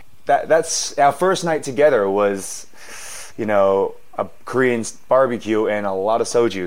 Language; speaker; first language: English; native; English